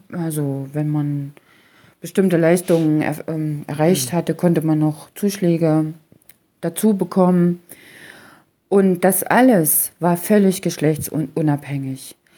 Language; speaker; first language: German; native; German